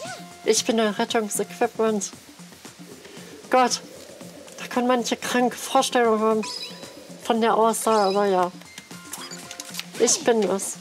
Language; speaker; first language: German; native; German